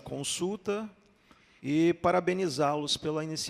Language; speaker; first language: Portuguese; native; Portuguese